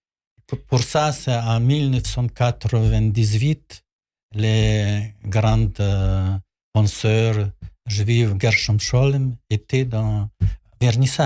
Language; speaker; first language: French; non-native, learner; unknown